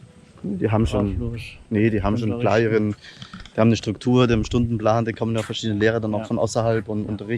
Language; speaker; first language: German; native; German